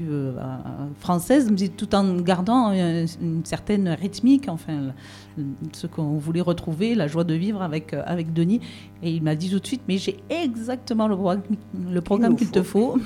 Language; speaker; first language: French; native; French